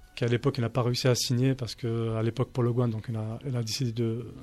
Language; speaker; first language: French; native; French